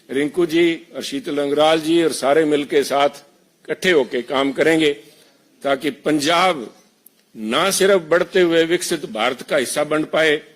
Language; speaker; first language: Urdu; non-native, local second language; Punjabi